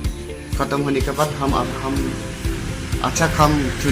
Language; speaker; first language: Hindi; non-native, local second language; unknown